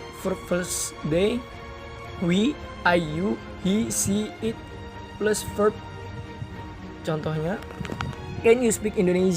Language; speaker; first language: English; non-native, learner; Indonesian